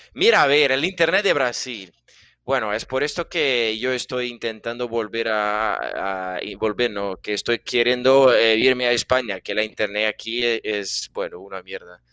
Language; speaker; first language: Spanish; non-native, fluent; Portuguese